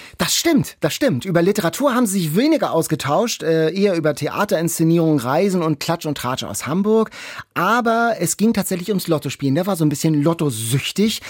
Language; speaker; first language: German; native; German